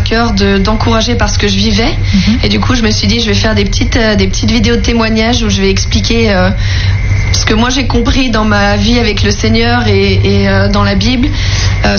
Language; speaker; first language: French; native; French